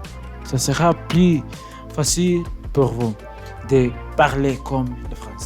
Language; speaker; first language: French; non-native, learner; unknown